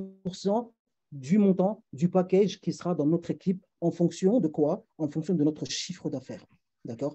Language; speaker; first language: French; native; French